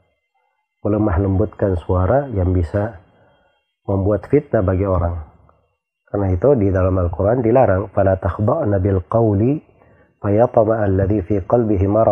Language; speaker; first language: Indonesian; native; Indonesian